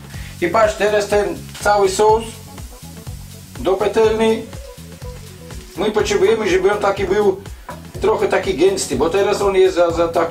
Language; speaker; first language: Polish; non-native, learner; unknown